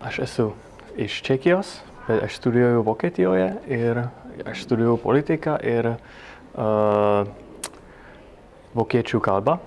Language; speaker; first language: Lithuanian; non-native, learner; Czech